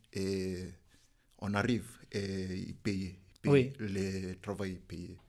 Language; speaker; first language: French; non-native, learner; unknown